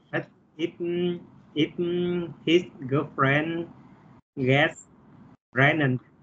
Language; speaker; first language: English; non-native, learner; Vietnamese